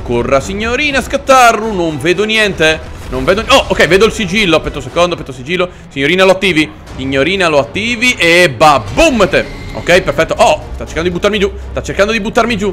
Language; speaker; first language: Italian; native; Italian